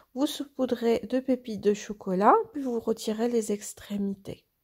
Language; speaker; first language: French; non-native, local second language; Arabic